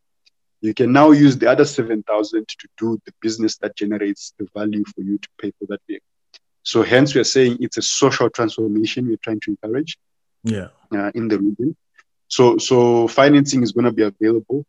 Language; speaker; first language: English; non-native, local second language; Shona